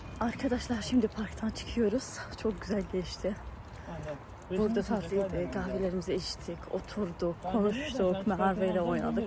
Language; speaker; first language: Turkish; non-native, fluent; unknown